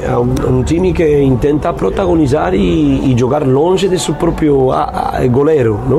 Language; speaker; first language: Portuguese; non-native, fluent; Spanish